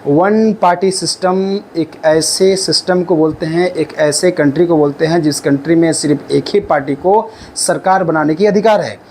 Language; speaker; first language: Hindi; native; Hindi